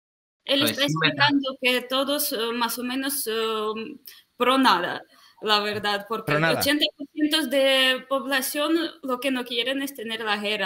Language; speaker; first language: Spanish; non-native, fluent; Russian